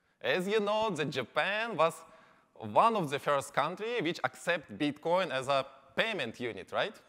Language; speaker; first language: English; non-native, learner; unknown